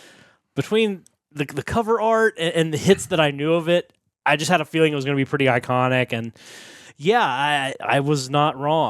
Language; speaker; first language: English; native; English